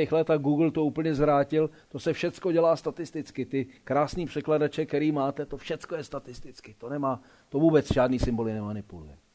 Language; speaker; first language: Czech; native; Czech